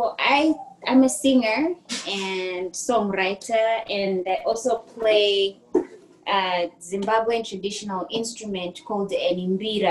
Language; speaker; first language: English; non-native, local second language; Shona